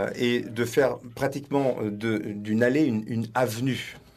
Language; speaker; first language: French; non-native, fluent; Swedish